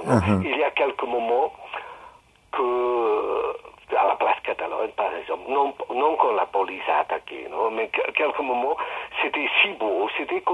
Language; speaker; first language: French; non-native, fluent; Spanish